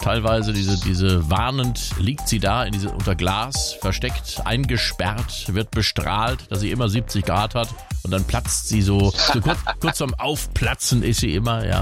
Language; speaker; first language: German; native; German